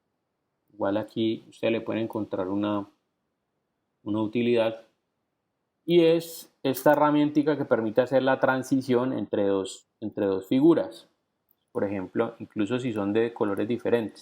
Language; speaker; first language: Spanish; native; Spanish